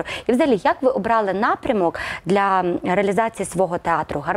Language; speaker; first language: Ukrainian; native; Ukrainian